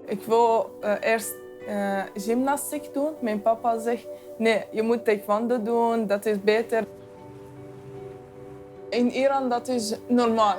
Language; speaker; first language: Dutch; non-native, learner; Persian